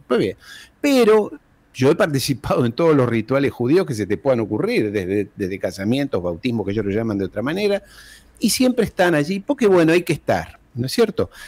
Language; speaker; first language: Spanish; early bilingual, heritage; Spanish